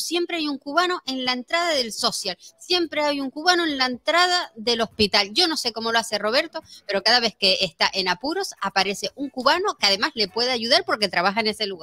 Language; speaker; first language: Spanish; native; Spanish